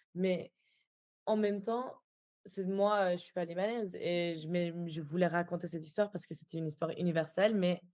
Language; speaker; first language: French; non-native, fluent; Persian